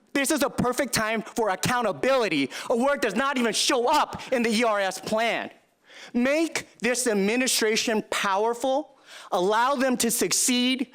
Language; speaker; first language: English; early bilingual, other home language; Chinese